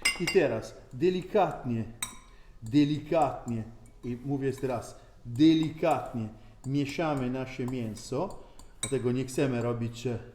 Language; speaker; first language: Polish; non-native, learner; Italian